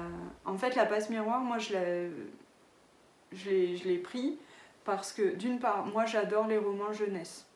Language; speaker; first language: French; native; French